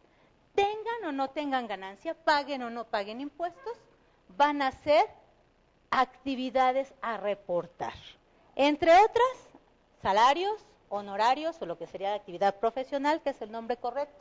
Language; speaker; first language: Spanish; native; Spanish